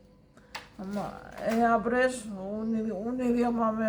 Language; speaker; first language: Catalan; non-native, local second language; Spanish